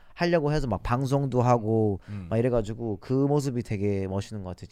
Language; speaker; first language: Korean; early bilingual, other home language; English